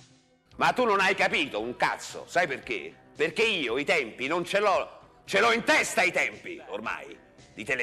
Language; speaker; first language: Italian; native; Italian